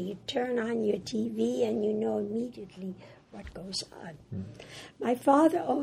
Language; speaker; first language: English; early bilingual, other home language; German